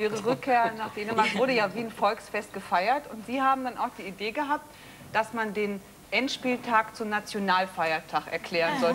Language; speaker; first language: German; native; German